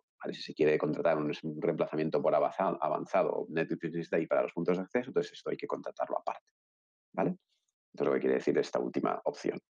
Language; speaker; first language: Spanish; native; Spanish